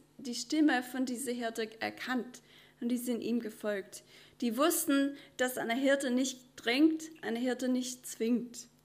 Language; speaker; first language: German; non-native, fluent; English